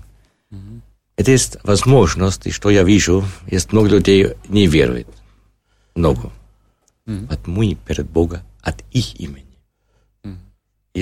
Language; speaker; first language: Russian; non-native, learner; German